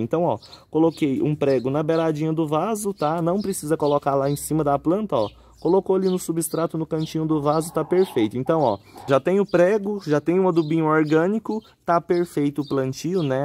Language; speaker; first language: Portuguese; native; Portuguese